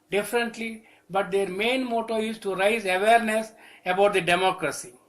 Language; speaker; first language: English; non-native, local second language; Telugu